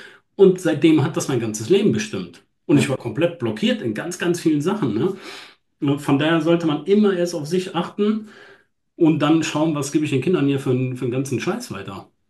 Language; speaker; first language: German; native; German